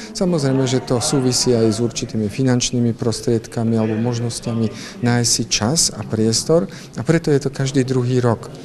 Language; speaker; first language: Slovak; native; Slovak